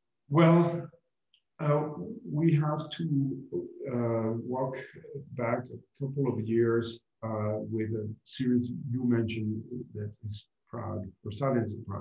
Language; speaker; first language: English; non-native, fluent; Spanish